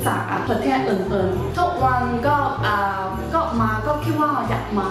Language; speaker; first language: Thai; non-native, learner; Chinese